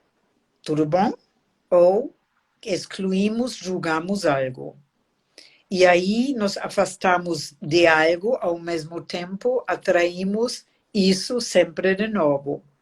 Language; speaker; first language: Portuguese; non-native, fluent; German